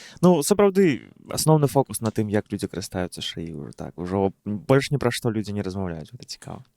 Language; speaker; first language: Belarusian; non-native, local second language; Russian